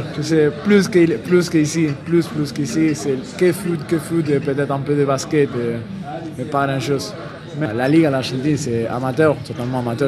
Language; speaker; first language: French; non-native, fluent; Spanish